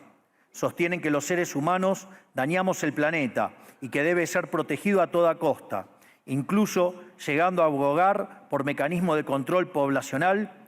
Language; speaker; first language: Spanish; native; Spanish